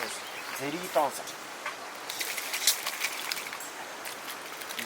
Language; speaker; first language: Japanese; native; Japanese